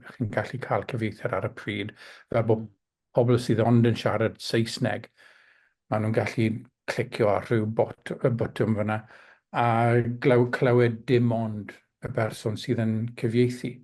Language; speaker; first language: Welsh; non-native, local second language; English